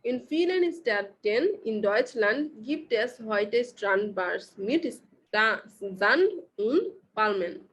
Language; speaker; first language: German; non-native, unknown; Bangla